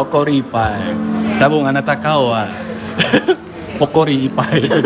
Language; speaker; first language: Japanese; non-native, learner; Indonesian